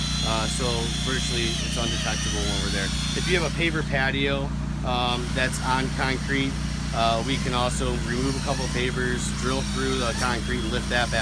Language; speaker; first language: English; native; English